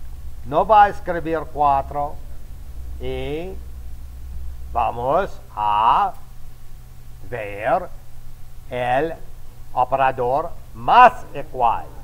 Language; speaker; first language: Spanish; non-native, fluent; English